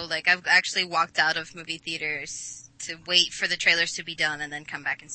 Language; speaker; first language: English; native; English